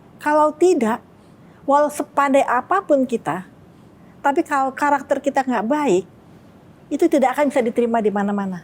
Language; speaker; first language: Indonesian; native; Indonesian